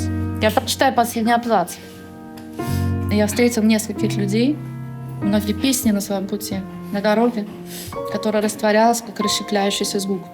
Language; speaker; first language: Russian; native; Russian